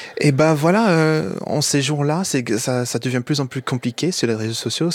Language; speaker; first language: French; non-native, fluent; English